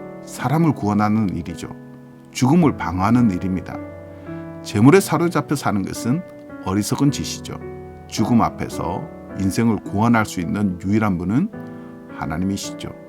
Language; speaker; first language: Korean; native; Korean